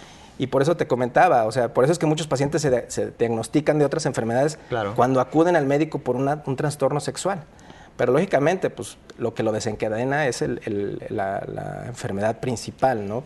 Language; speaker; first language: Spanish; native; Spanish